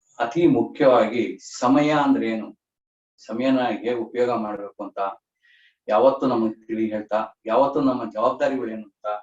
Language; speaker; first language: Kannada; native; Kannada